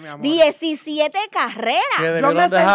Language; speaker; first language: Spanish; native; Spanish